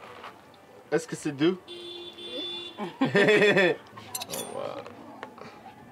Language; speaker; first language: French; non-native, learner; English